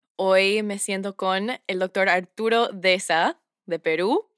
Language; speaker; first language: Spanish; early bilingual, heritage; Spanish